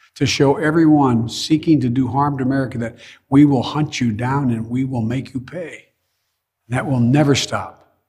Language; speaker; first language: English; native; English